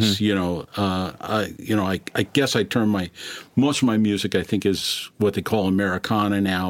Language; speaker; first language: English; native; English